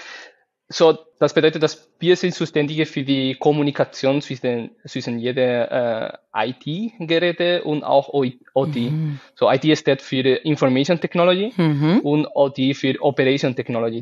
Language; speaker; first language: German; non-native, learner; Spanish